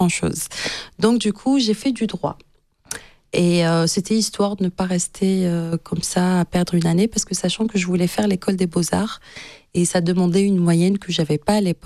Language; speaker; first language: French; non-native, local second language; Arabic